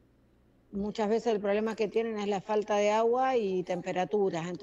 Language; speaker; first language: Spanish; native; Spanish